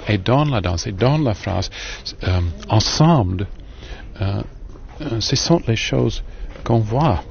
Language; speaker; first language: French; non-native, learner; English